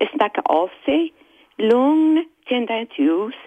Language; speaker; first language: Swedish; non-native, fluent; Persian